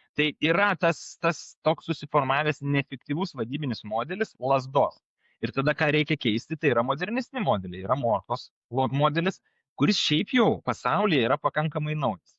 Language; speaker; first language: Lithuanian; native; Lithuanian